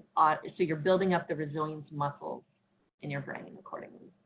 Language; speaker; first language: English; native; English